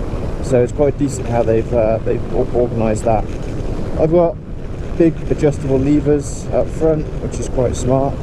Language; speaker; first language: English; native; English